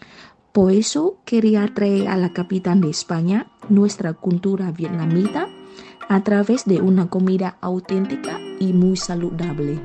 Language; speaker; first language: Spanish; non-native, fluent; Vietnamese